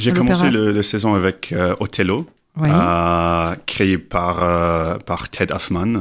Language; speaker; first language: French; non-native, learner; English